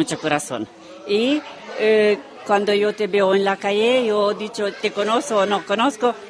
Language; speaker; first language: Spanish; non-native, learner; Romanian